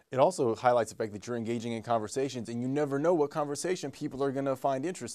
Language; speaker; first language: English; native; English